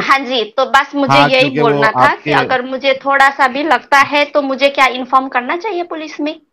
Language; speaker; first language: Hindi; non-native, local second language; Nepali